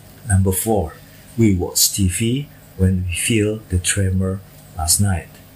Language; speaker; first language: English; non-native, fluent; Indonesian